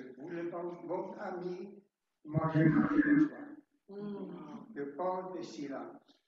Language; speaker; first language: French; non-native, learner; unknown